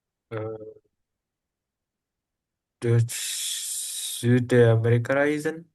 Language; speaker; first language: German; non-native, learner; Indonesian